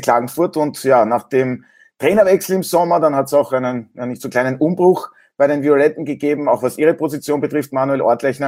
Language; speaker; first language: German; native; German